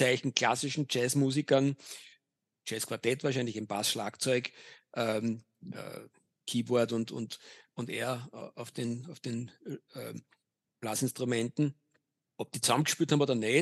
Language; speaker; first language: German; native; German